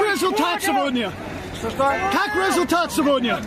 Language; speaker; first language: Russian; non-native, learner; English